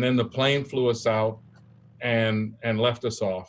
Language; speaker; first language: English; native; English